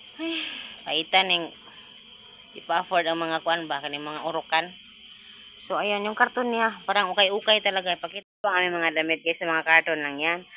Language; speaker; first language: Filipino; non-native, local second language; Cebuano